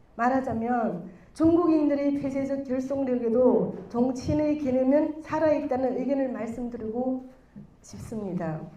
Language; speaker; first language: Korean; non-native, fluent; Chinese